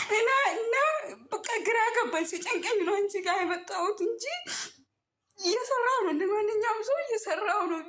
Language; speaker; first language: Amharic; non-native, local second language; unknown